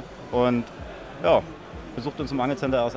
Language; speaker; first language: German; native; German